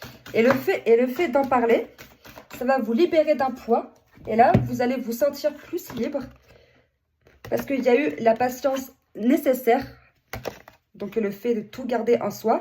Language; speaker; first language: French; native; French